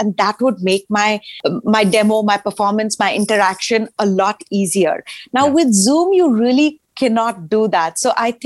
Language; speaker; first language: English; non-native, local second language; Hindi